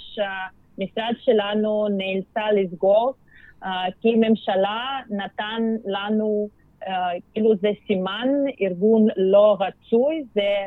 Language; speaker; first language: Hebrew; non-native, fluent; Russian